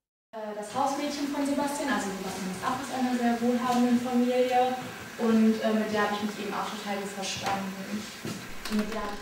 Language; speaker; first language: German; native; German